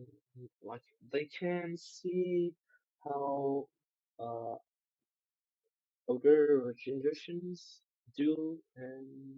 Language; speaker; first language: English; non-native, learner; Vietnamese